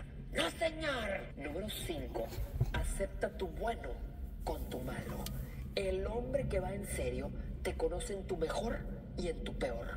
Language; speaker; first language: Spanish; native; Spanish